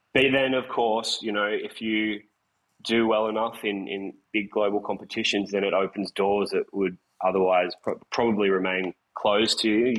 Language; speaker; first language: English; native; English